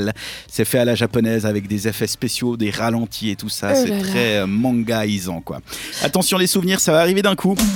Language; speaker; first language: French; native; French